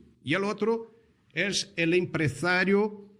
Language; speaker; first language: Spanish; non-native, fluent; Portuguese